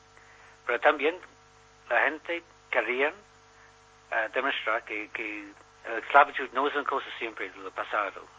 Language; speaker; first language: Spanish; non-native, learner; English